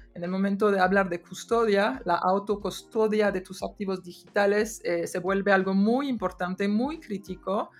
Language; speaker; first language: Spanish; non-native, fluent; French